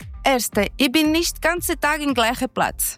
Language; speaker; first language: German; non-native, learner; Portuguese